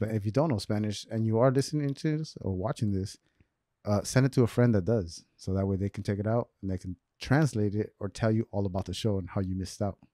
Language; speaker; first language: English; early bilingual, other home language; Spanish